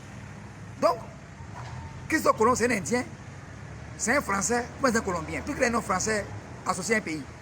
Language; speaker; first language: French; native; French